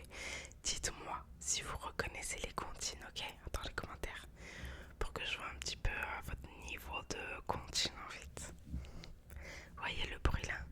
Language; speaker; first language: French; native; French